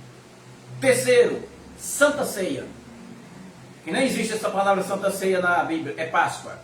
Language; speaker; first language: Portuguese; native; Portuguese